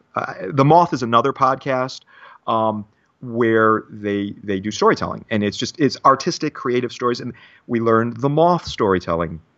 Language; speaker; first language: English; native; English